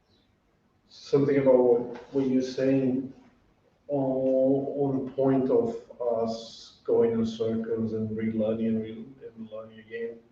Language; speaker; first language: English; non-native, fluent; Portuguese